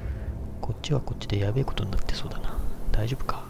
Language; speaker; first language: Japanese; native; Japanese